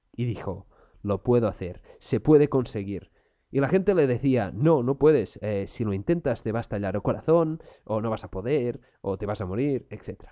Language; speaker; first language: Spanish; non-native, local second language; Catalan